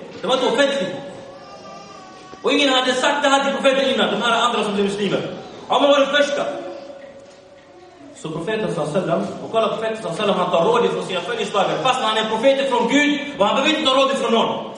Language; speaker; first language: Swedish; early bilingual, other home language; Arabic